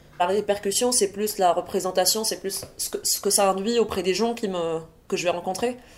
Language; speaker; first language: French; early bilingual, other home language; Arabic